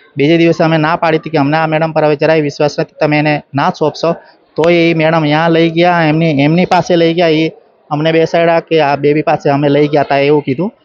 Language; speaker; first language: Gujarati; native; Gujarati